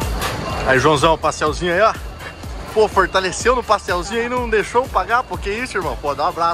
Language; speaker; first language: Portuguese; native; Portuguese